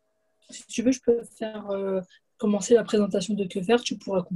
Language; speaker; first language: French; native; French